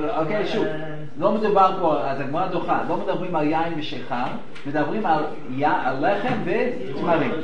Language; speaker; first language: Hebrew; non-native, fluent; English